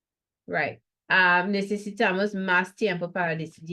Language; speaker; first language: Spanish; non-native, fluent; English